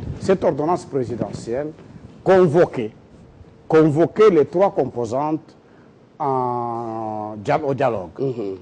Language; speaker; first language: French; non-native, local second language; Lingala